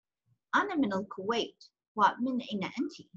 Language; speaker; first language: Arabic; non-native, fluent; English